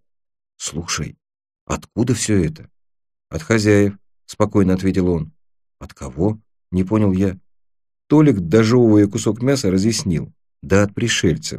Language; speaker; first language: Russian; native; Russian